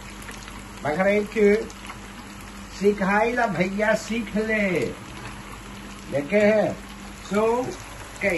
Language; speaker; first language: Dutch; non-native, local second language; Caribbean Hindustani